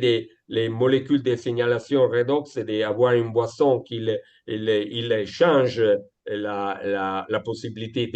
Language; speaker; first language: French; non-native, fluent; Italian